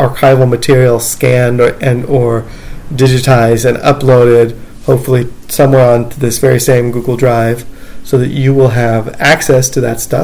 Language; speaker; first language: English; native; English